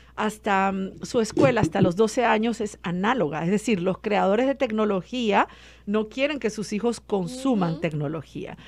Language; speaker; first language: Spanish; native; Spanish